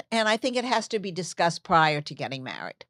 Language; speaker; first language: English; native; English